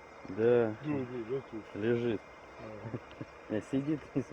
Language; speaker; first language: Russian; native; Russian